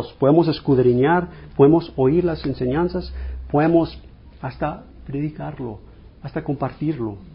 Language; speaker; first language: Spanish; non-native, fluent; English